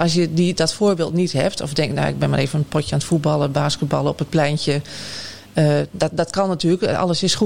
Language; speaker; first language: Dutch; native; Dutch